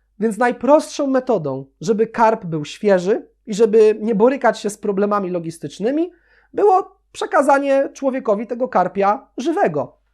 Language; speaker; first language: Polish; native; Polish